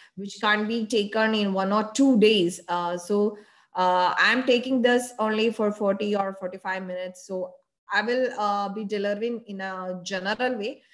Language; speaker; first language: English; non-native, local second language; Malayalam